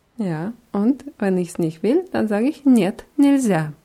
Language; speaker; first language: German; non-native, fluent; Russian